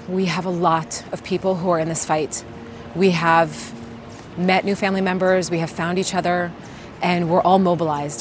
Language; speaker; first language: English; native; English